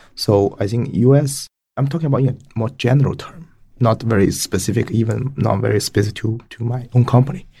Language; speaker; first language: English; non-native, fluent; Chinese